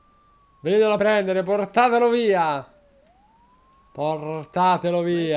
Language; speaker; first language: Italian; native; Italian